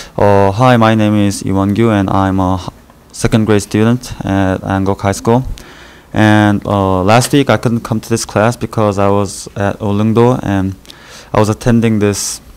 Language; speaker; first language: English; non-native, learner; Korean